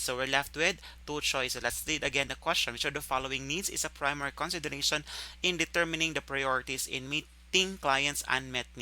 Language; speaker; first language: English; non-native, local second language; Filipino